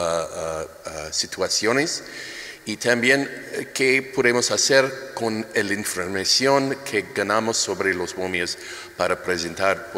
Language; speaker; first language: Spanish; non-native, learner; English